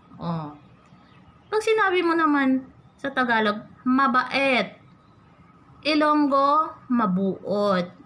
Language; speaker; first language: Filipino; non-native, local second language; Hiligaynon